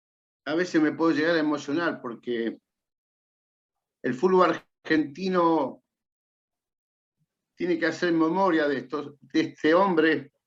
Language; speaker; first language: Spanish; native; Spanish